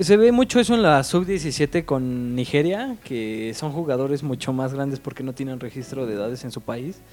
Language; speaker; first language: Spanish; native; Spanish